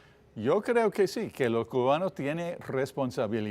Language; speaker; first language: Spanish; non-native, fluent; English